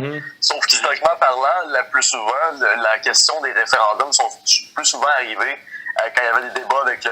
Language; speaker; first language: French; native; French